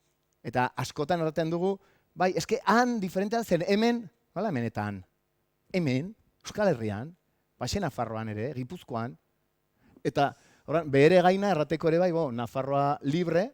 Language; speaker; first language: Basque; native; Basque